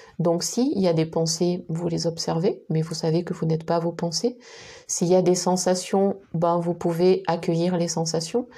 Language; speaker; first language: French; native; French